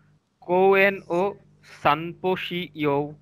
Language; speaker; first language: Japanese; non-native, learner; Bangla